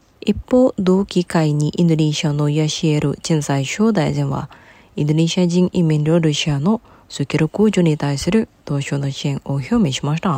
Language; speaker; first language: Japanese; non-native, fluent; Indonesian